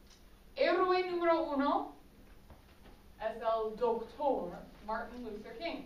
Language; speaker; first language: Spanish; non-native, fluent; English